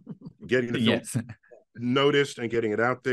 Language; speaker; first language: English; native; English